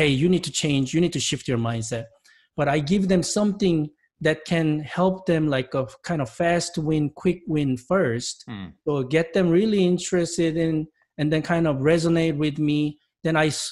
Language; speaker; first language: English; non-native, fluent; Korean